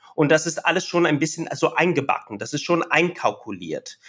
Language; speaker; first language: German; non-native, fluent; English